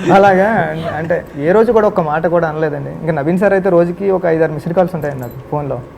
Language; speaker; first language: Telugu; native; Telugu